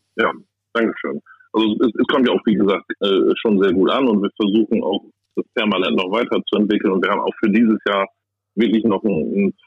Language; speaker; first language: German; native; German